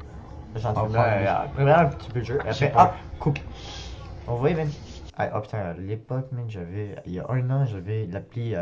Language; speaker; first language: French; native; French